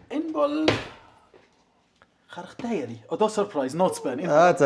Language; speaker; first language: Mongolian; non-native, learner; Arabic